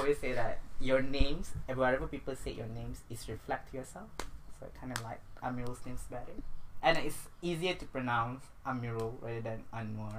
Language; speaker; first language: English; non-native, local second language; Malay